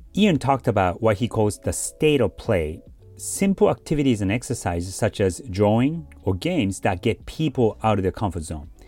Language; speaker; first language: English; early bilingual, other home language; Japanese